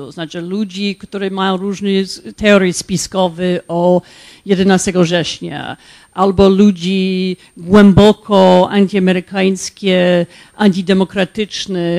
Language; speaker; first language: Polish; non-native, fluent; English